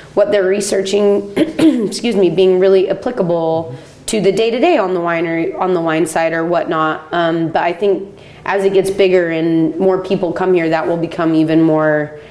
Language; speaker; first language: English; native; English